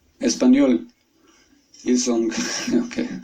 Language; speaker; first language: French; non-native, fluent; German